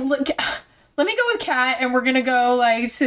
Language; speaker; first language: English; early bilingual, other home language; Korean